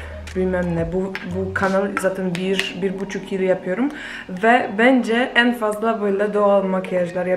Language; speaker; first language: Turkish; non-native, fluent; Polish